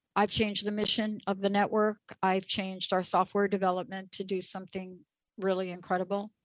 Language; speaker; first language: English; native; English